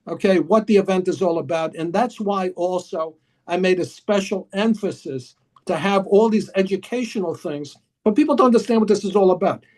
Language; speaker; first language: English; early bilingual, other home language; Greek